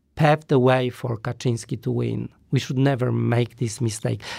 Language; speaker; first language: English; non-native, fluent; Polish